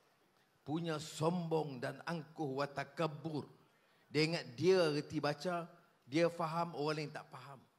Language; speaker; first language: Malay; native; Malay